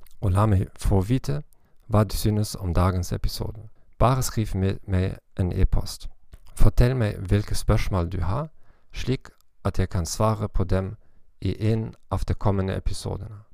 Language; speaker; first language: Norwegian; non-native, learner; German